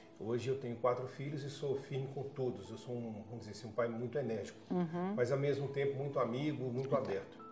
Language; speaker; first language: Portuguese; native; Portuguese